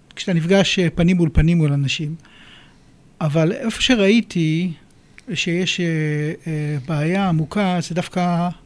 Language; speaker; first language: Hebrew; native; Hebrew